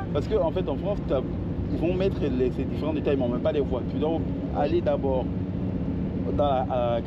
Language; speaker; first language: French; native; French